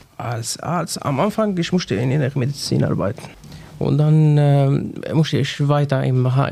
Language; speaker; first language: German; non-native, learner; Arabic